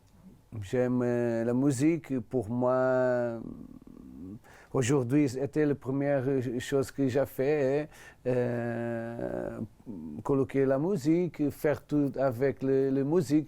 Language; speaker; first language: French; non-native, learner; Portuguese